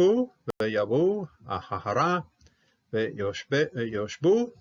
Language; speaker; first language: Hebrew; non-native, fluent; English